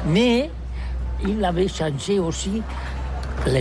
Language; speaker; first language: French; non-native, learner; Catalan